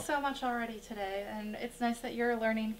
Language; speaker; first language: English; native; English